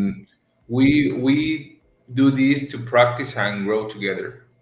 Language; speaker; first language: English; non-native, learner; Spanish